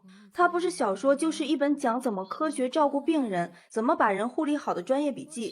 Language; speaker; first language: Chinese; native; Chinese